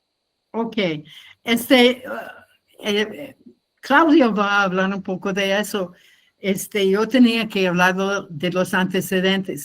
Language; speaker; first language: Spanish; non-native, fluent; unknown